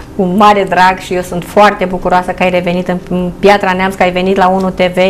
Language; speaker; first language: Romanian; native; Romanian